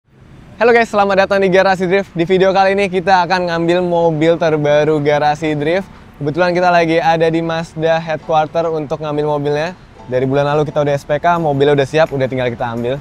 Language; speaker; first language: Indonesian; native; Indonesian